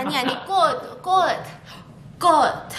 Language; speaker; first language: Korean; early bilingual, heritage; English